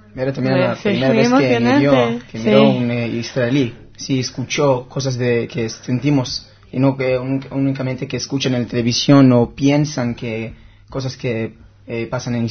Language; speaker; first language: Spanish; non-native, learner; Hebrew